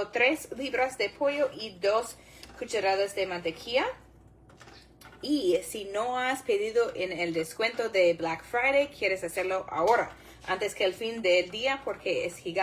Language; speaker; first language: Spanish; non-native, learner; English